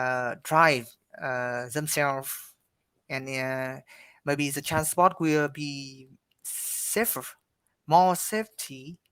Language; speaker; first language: English; non-native, learner; Vietnamese